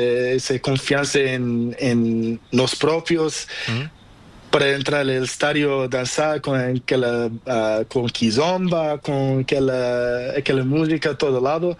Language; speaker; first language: Spanish; non-native, learner; Portuguese